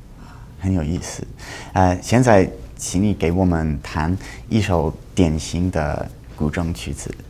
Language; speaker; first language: Chinese; non-native, fluent; English